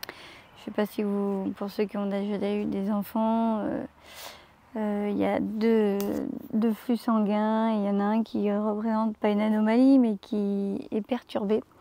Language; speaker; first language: French; native; French